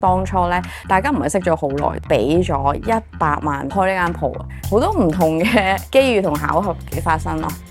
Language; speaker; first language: Cantonese; native; Cantonese